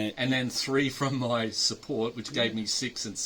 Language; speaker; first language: English; native; English